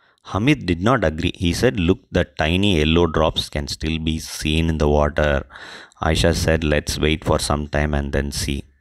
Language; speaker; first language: English; non-native, local second language; Tamil